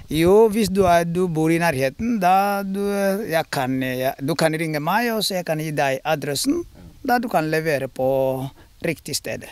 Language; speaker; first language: Norwegian; non-native, learner; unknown